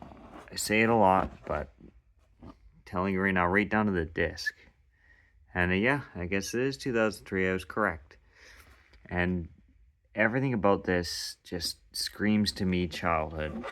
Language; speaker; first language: English; native; English